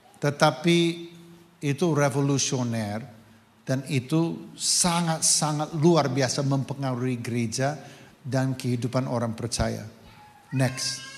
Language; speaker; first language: Indonesian; non-native, fluent; English